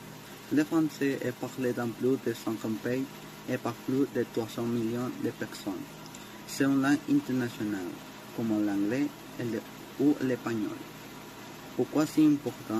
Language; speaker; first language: French; non-native, learner; Spanish